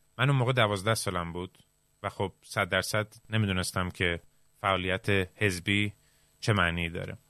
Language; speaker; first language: Persian; early bilingual, heritage; Persian